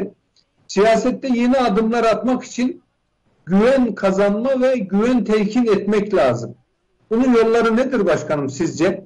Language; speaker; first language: Turkish; native; Turkish